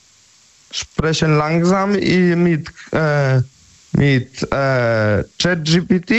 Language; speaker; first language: German; non-native, learner; Polish